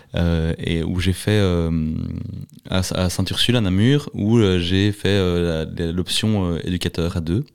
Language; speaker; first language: French; native; French